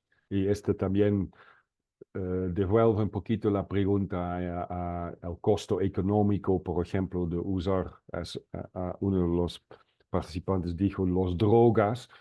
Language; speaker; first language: Spanish; non-native, fluent; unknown